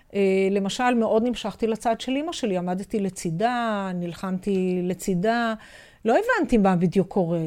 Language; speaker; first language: Hebrew; native; Hebrew